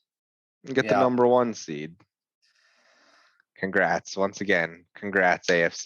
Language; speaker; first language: English; native; English